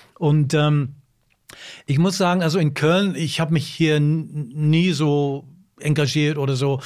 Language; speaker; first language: German; non-native, fluent; English